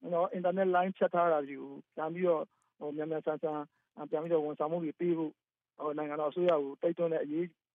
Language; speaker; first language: Burmese; native; Burmese